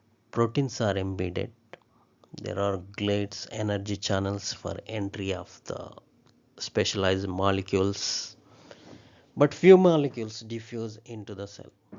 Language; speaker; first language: English; non-native, local second language; Telugu